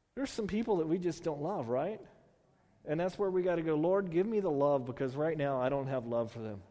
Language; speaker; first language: English; native; English